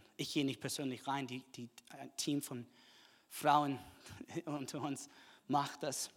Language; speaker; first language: German; non-native, fluent; English